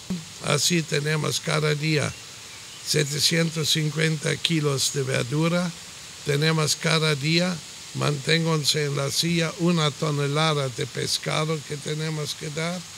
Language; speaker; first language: Spanish; non-native, fluent; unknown